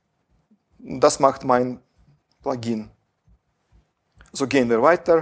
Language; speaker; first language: German; non-native, fluent; Russian